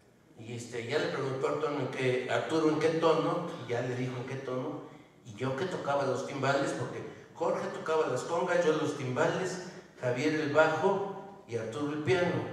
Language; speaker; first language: Spanish; native; Spanish